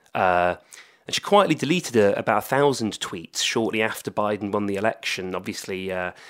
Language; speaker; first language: English; native; English